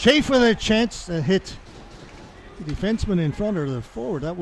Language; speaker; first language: English; native; English